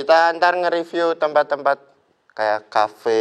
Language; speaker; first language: Indonesian; native; Indonesian